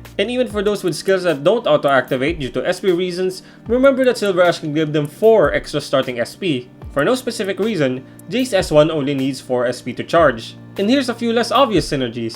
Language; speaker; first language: English; native; English